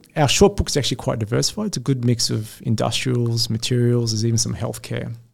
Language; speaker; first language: English; native; English